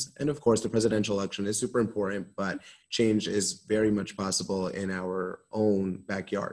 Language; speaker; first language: English; native; English